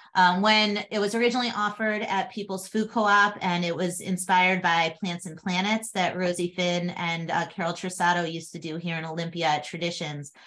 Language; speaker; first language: English; native; English